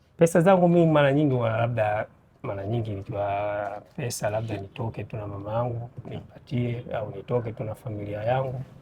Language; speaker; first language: Swahili; native; Swahili